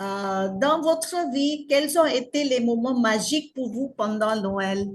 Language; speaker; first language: French; non-native, fluent; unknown